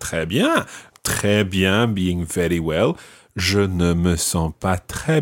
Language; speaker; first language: French; non-native, fluent; English